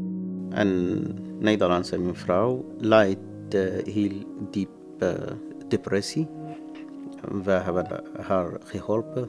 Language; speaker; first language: Dutch; non-native, learner; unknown